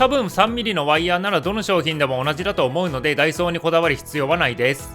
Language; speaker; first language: Japanese; native; Japanese